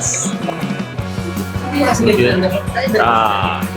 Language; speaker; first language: English; non-native, learner; Indonesian